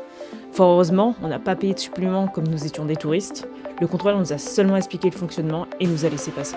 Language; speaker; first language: French; native; French